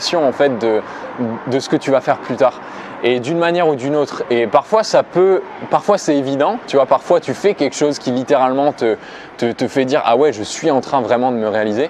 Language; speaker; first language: French; native; French